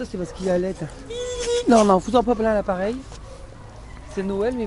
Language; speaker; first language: French; native; French